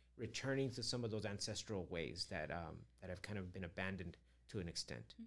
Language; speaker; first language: English; early bilingual, other home language; Spanish